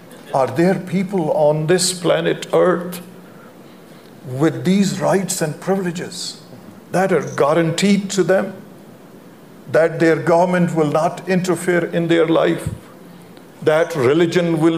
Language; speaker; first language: English; non-native, local second language; Punjabi